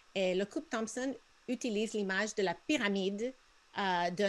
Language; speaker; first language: French; non-native, fluent; Spanish